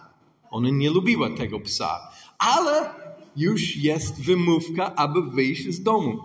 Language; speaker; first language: Polish; non-native, fluent; English